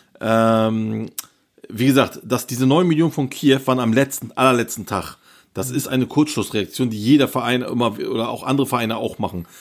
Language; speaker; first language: German; early bilingual, other home language; Turkish